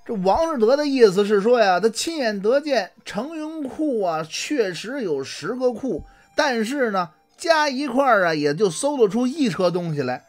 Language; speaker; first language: Chinese; native; Chinese